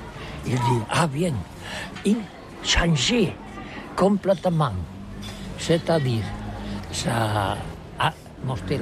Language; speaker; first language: French; non-native, learner; Catalan